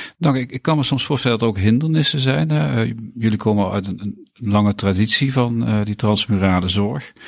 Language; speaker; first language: Dutch; native; Dutch